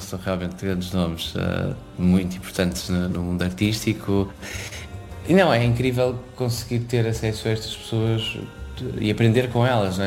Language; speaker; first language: Portuguese; native; Portuguese